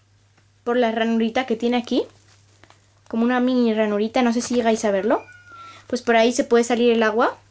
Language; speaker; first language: Spanish; native; Spanish